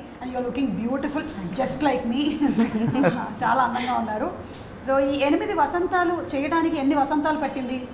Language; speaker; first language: Telugu; native; Telugu